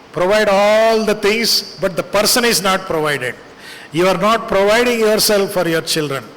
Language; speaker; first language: English; non-native, local second language; Telugu